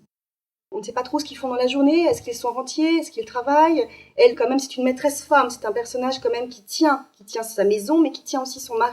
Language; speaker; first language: French; native; French